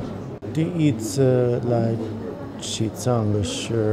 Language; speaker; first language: Chinese; non-native, learner; English